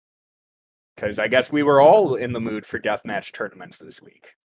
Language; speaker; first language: English; native; English